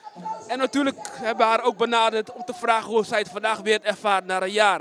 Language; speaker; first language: Dutch; native; Dutch